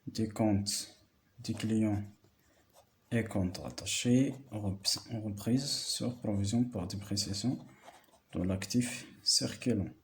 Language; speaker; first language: French; non-native, local second language; Arabic